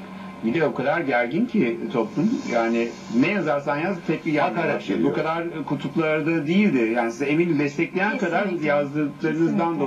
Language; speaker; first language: Turkish; native; Turkish